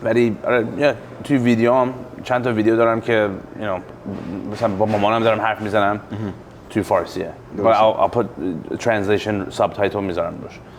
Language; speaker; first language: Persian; early bilingual, heritage; English